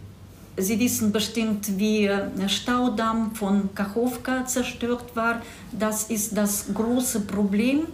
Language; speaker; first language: German; non-native, fluent; Russian